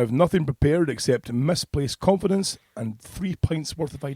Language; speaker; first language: English; native; English